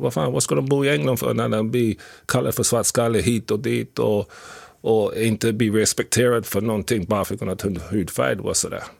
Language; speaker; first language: Swedish; non-native, fluent; English